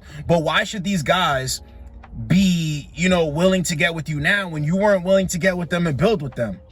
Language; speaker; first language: English; native; English